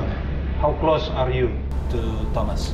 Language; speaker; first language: English; non-native, fluent; Indonesian